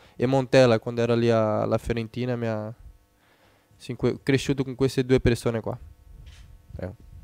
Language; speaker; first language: Italian; non-native, fluent; Portuguese